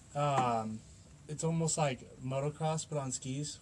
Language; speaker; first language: English; native; English